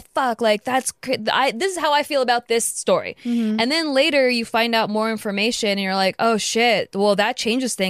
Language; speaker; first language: English; native; English